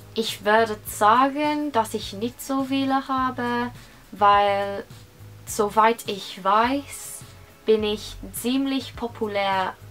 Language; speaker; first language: German; non-native, learner; English